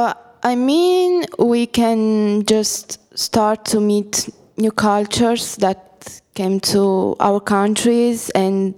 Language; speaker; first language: English; non-native, fluent; Italian